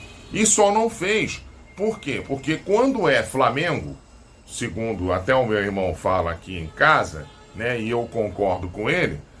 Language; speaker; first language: Portuguese; native; Portuguese